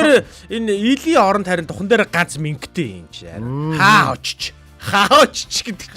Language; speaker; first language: Mongolian; native; Mongolian